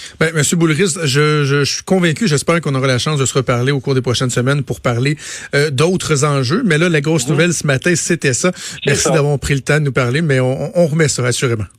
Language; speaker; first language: French; native; French